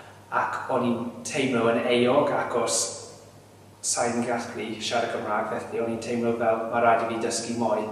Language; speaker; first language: Welsh; non-native, learner; English